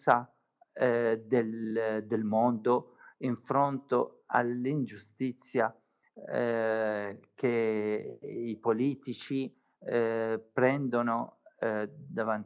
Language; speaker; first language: Italian; non-native, fluent; Arabic